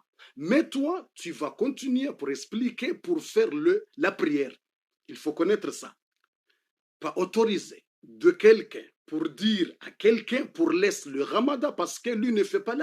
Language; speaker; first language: French; non-native, fluent; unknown